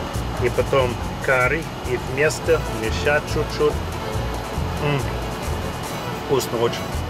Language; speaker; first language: Russian; non-native, learner; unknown